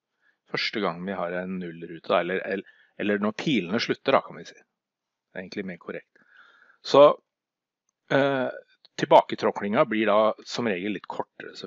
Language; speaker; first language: Norwegian; native; Norwegian